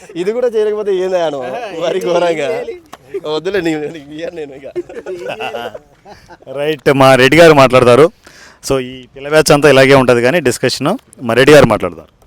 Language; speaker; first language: Telugu; native; Telugu